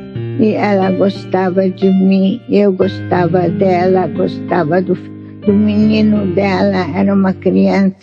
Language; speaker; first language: Portuguese; non-native, fluent; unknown